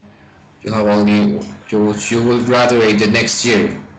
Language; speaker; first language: English; non-native, fluent; Spanish